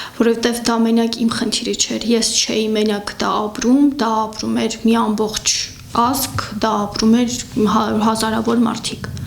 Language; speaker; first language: Armenian; native; Armenian